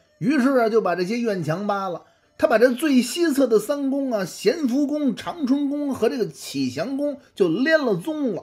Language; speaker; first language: Chinese; native; Chinese